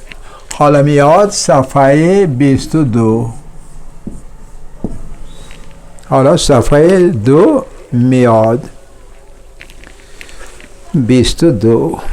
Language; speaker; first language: Persian; non-native, fluent; Urdu